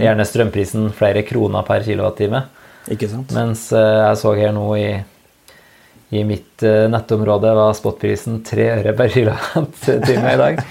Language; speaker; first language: Norwegian; native; Norwegian